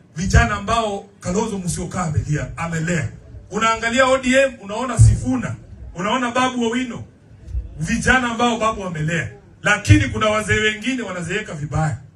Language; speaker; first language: Swahili; non-native, local second language; Luyia